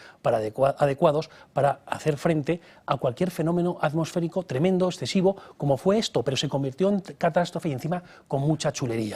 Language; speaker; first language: Spanish; native; Spanish